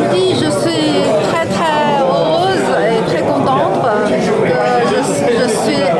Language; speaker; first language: French; non-native, learner; Chinese